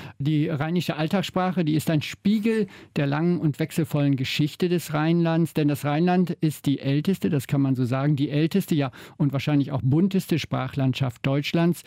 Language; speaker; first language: German; native; German